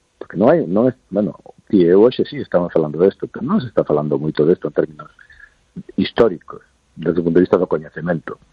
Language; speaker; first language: Galician; non-native, local second language; Spanish